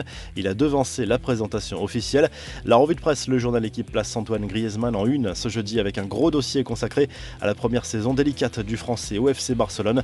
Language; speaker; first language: French; native; French